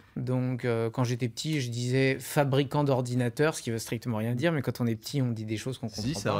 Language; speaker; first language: French; native; French